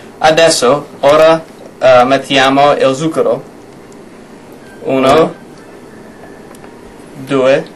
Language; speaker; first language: Italian; non-native, learner; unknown